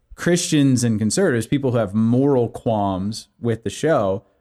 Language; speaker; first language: English; early bilingual, other home language; Korean